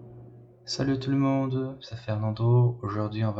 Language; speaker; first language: French; non-native, fluent; Portuguese